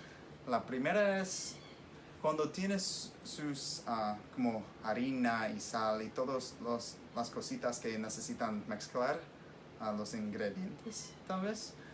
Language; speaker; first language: Spanish; non-native, fluent; English